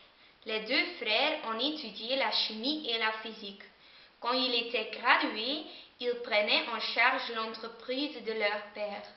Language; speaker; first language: French; non-native, learner; Dutch